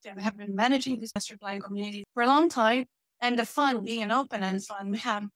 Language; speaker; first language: English; non-native, fluent; Portuguese